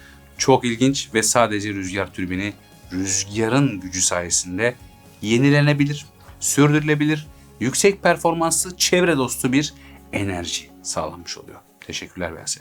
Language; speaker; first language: Turkish; native; Turkish